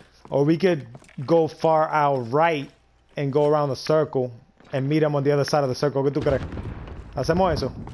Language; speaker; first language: English; early bilingual, other home language; Spanish